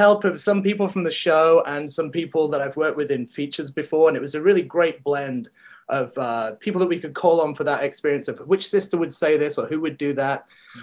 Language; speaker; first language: English; native; English